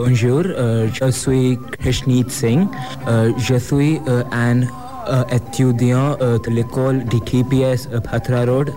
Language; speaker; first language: French; non-native, learner; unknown